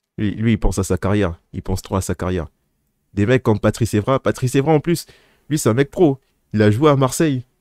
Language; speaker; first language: French; native; French